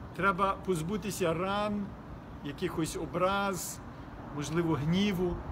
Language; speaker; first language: Ukrainian; early bilingual, heritage; Ukrainian